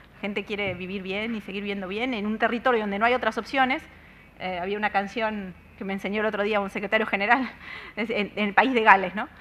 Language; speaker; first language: Spanish; native; Spanish